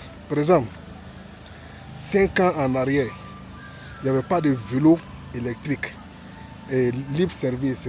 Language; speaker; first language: French; non-native, local second language; Bambara